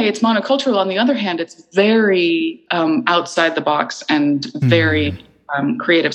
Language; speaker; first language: English; early bilingual, other home language; Icelandic